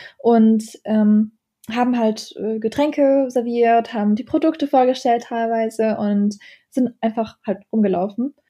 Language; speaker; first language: German; early bilingual, other home language; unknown